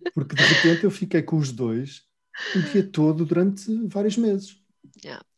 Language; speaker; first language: Portuguese; native; Portuguese